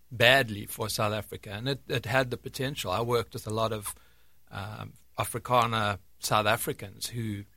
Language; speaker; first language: English; native; English